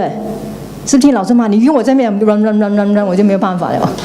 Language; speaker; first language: Chinese; native; Chinese